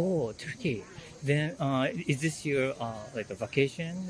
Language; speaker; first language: English; non-native, fluent; Japanese